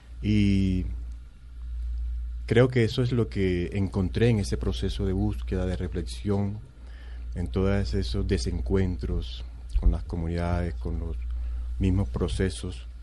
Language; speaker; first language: Spanish; native; Spanish